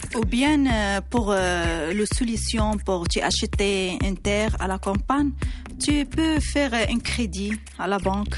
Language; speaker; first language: French; non-native, learner; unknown